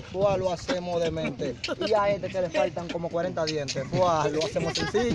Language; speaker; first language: Spanish; native; Spanish